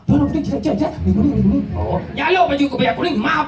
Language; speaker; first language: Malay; non-native, local second language; Balinese